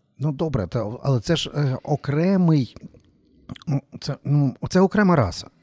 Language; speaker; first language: Ukrainian; native; Ukrainian